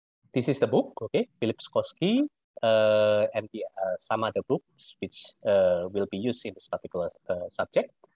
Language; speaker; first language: English; non-native, fluent; Indonesian